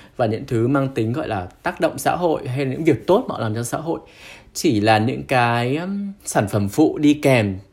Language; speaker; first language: Vietnamese; native; Vietnamese